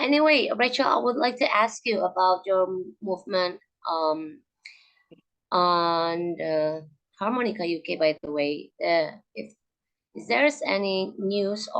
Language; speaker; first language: English; non-native, learner; Indonesian